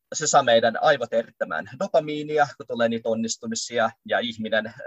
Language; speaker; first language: Finnish; early bilingual, other home language; Russian